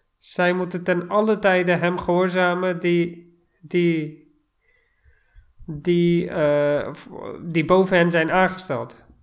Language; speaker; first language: Dutch; non-native, fluent; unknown